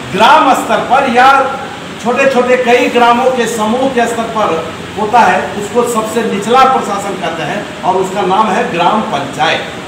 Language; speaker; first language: Hindi; native; Hindi